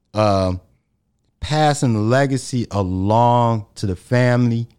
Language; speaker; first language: English; native; English